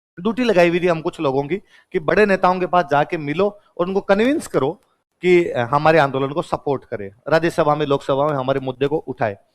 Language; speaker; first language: Hindi; non-native, local second language; Marwari